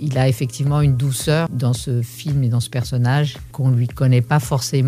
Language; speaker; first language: French; native; French